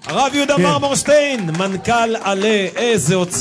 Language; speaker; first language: Hebrew; native; Hebrew